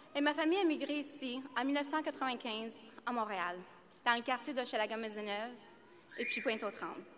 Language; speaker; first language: English; native; English